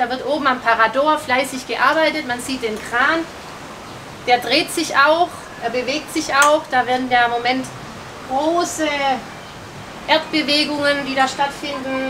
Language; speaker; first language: German; native; German